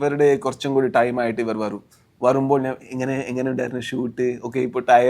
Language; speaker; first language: Malayalam; non-native, learner; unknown